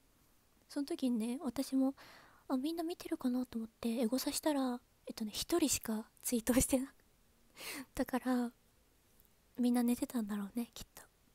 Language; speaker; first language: Japanese; native; Japanese